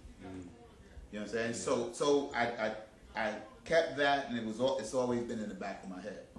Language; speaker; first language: English; native; English